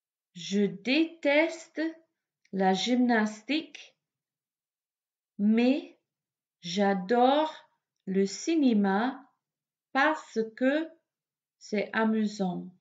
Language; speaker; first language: French; non-native, fluent; English